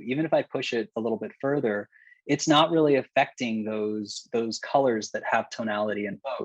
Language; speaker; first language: English; native; English